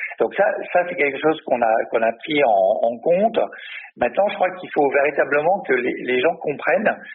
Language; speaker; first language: French; native; French